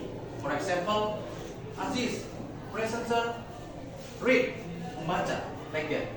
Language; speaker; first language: English; non-native, learner; Indonesian